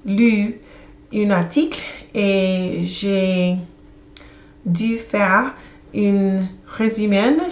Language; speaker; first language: French; non-native, learner; English